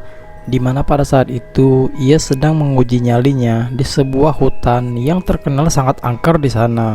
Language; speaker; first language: Indonesian; native; Indonesian